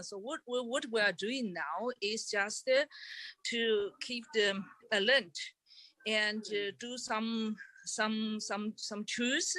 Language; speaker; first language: English; non-native, learner; Chinese